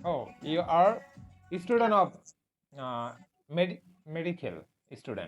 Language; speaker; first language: English; non-native, learner; Bangla